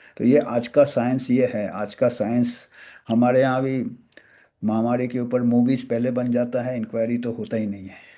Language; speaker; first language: Hindi; non-native, local second language; Bangla